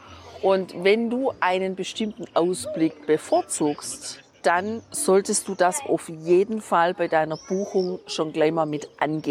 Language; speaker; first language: German; native; German